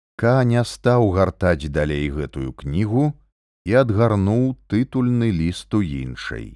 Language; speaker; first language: Belarusian; native; Belarusian